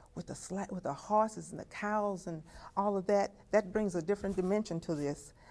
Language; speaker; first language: English; native; English